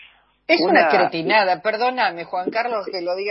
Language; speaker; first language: Spanish; native; Spanish